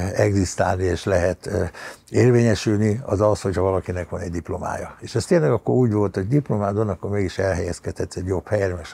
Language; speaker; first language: Hungarian; native; Hungarian